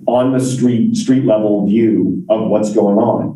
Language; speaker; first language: English; native; English